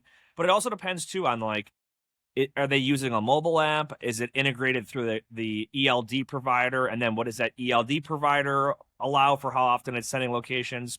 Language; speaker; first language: English; native; English